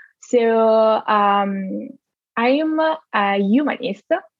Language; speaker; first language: English; non-native, fluent; Italian